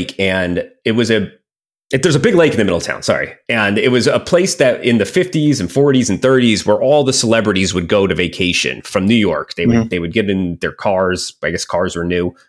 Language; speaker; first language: English; native; English